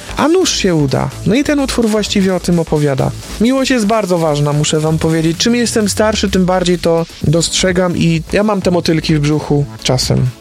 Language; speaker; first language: Polish; native; Polish